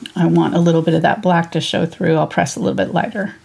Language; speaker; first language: English; native; English